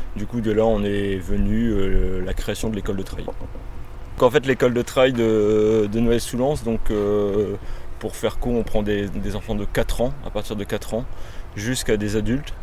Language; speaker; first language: French; native; French